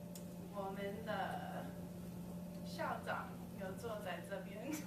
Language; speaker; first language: Chinese; non-native, learner; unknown